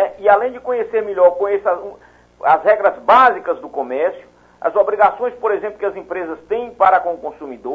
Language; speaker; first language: Portuguese; native; Portuguese